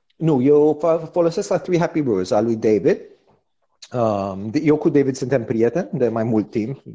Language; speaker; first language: Romanian; early bilingual, heritage; Romanian